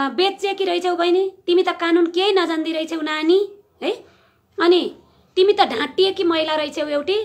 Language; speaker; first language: Nepali; native; Nepali